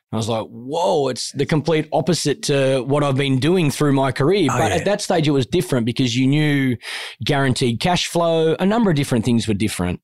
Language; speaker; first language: English; native; English